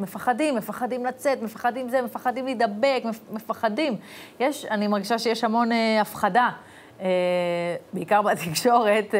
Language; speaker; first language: Hebrew; native; Hebrew